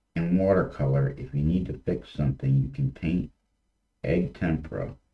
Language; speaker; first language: English; native; English